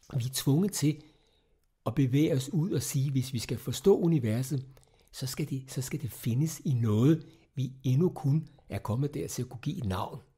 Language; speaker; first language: Danish; native; Danish